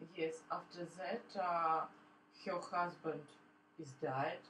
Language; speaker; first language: English; non-native, learner; Russian